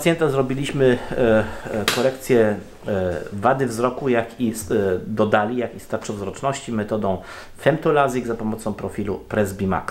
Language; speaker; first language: Polish; native; Polish